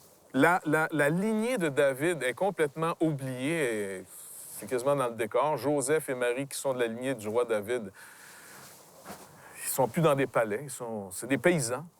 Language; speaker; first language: French; native; French